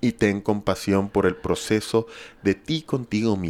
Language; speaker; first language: Spanish; native; Spanish